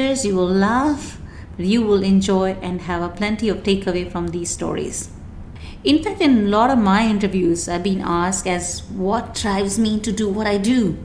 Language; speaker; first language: English; non-native, local second language; Hindi